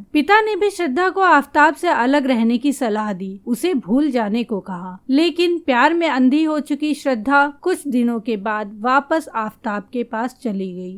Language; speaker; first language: Hindi; native; Hindi